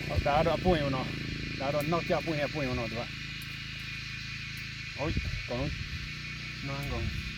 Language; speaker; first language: Burmese; non-native, local second language; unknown